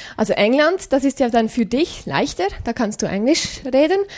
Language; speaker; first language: German; native; German